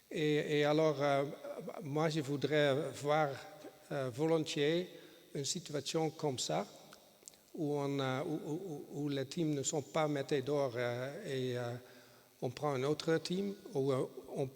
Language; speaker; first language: French; non-native, fluent; Dutch